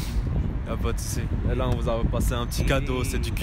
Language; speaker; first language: French; native; French